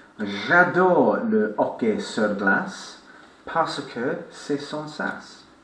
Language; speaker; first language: French; non-native, fluent; English